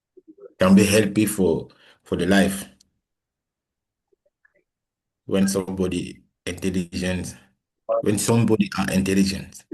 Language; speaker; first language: English; non-native, learner; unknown